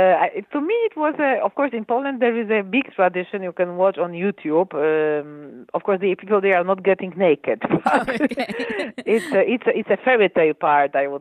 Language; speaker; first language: English; non-native, fluent; Polish